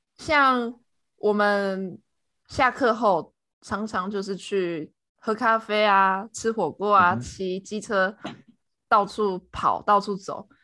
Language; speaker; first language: Chinese; native; Chinese